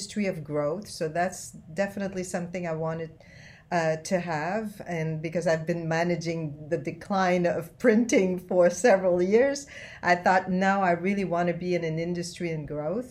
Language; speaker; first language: English; non-native, fluent; French